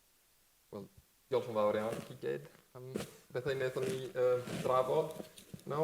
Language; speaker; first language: Welsh; non-native, fluent; Spanish